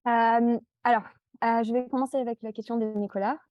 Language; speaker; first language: French; non-native, fluent; English